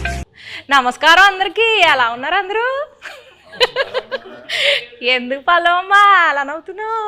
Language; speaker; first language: Telugu; native; Telugu